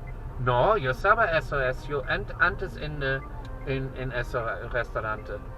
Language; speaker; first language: Spanish; non-native, learner; German